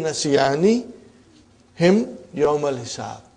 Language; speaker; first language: Arabic; non-native, fluent; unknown